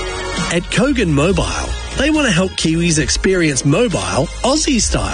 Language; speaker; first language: English; native; English